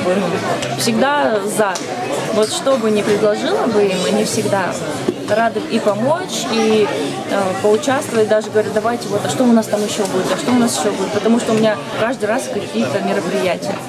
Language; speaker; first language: Russian; native; Russian